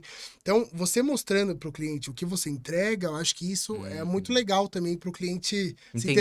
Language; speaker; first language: Portuguese; native; Portuguese